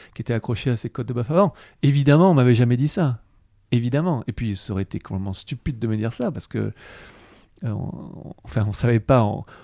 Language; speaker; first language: French; native; French